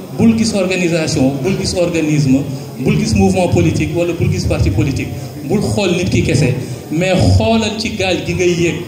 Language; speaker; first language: Wolof; native; Wolof